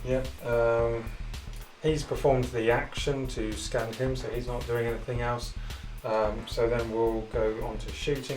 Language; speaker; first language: English; native; English